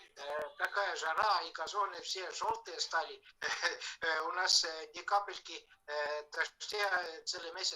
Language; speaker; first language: Russian; non-native, fluent; Estonian